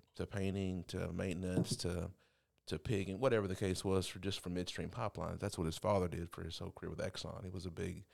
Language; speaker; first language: English; native; English